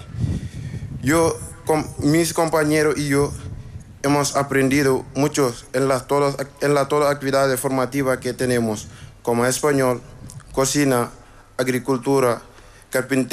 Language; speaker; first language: Spanish; non-native, learner; Wolof